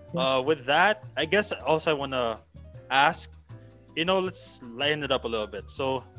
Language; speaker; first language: English; non-native, local second language; Filipino